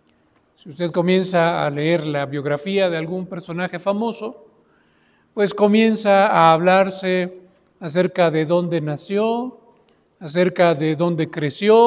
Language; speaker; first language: Spanish; native; Spanish